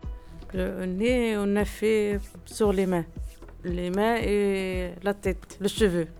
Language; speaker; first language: French; non-native, learner; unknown